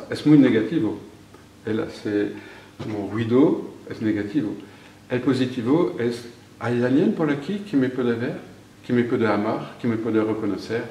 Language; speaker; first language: Spanish; non-native, fluent; French